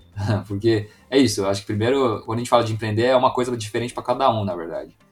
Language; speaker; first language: Portuguese; native; Portuguese